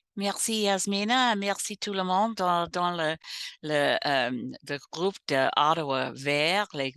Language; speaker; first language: French; non-native, local second language; English